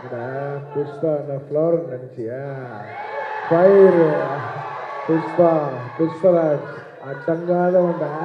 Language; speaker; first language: Tamil; non-native, local second language; Telugu